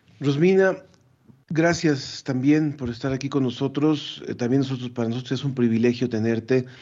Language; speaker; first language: Spanish; native; Spanish